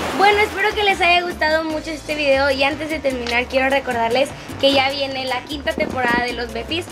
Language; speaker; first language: Spanish; native; Spanish